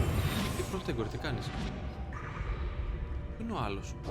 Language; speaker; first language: Greek; native; Greek